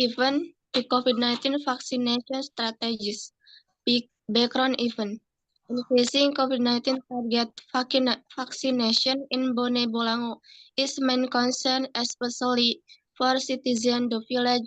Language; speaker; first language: English; non-native, learner; Indonesian